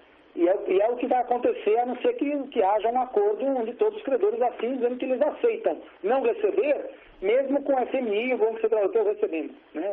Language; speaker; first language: Portuguese; native; Portuguese